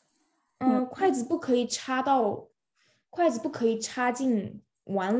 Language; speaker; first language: Chinese; early bilingual, other home language; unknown